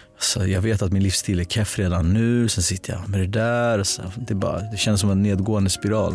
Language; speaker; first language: Swedish; early bilingual, other home language; Armenian